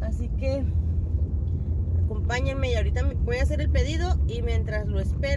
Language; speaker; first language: Spanish; native; Spanish